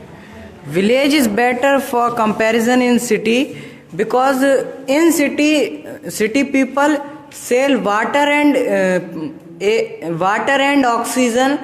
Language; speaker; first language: English; non-native, local second language; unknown